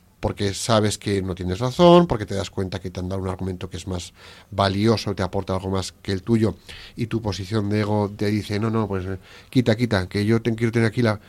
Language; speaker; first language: Spanish; native; Spanish